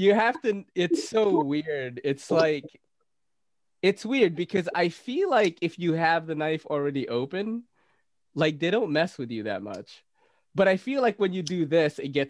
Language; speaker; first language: English; native; English